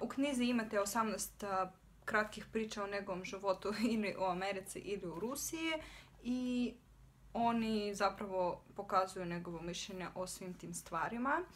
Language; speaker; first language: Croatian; non-native, fluent; Russian